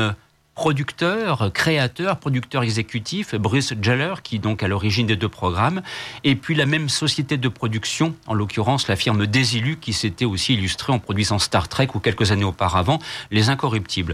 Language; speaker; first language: French; native; French